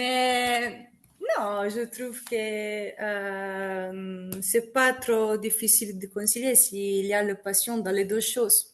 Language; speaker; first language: French; non-native, fluent; Italian